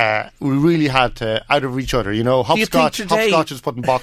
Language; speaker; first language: English; native; English